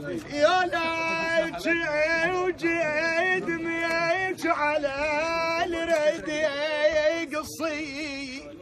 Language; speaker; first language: Arabic; native; Arabic